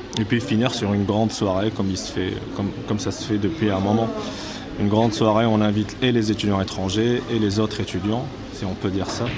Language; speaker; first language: French; non-native, local second language; Arabic